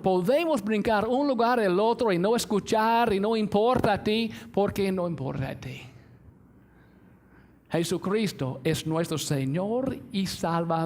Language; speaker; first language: Spanish; non-native, fluent; English